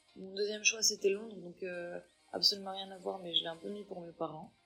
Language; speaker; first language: French; non-native, local second language; Arabic